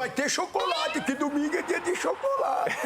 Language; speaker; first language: Portuguese; native; Portuguese